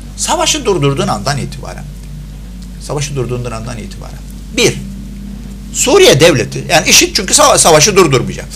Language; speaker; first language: Turkish; non-native, fluent; Arabic